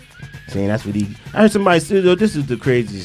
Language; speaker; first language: English; native; English